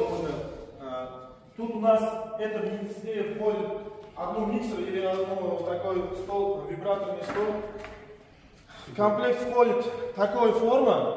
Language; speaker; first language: Russian; non-native, fluent; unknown